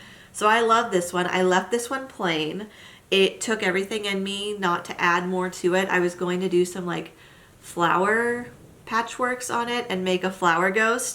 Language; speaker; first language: English; native; English